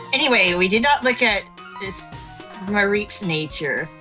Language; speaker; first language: English; native; English